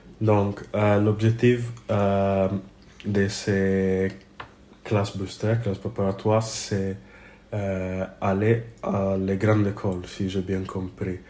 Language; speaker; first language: French; non-native, fluent; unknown